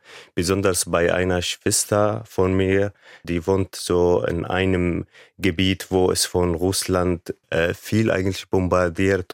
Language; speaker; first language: German; non-native, fluent; Arabic